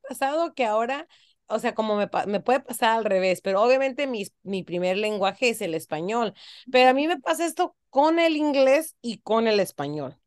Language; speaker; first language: Spanish; early bilingual, heritage; Spanish